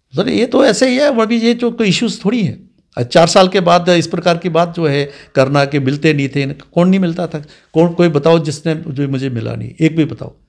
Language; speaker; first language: Hindi; non-native, local second language; Dogri